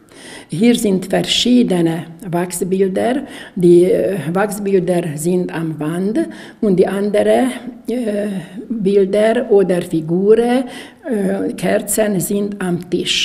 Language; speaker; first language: German; non-native, local second language; Hungarian